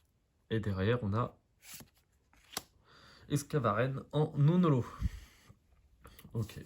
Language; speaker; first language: French; native; French